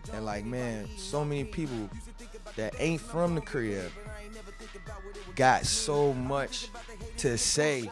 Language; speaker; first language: English; native; English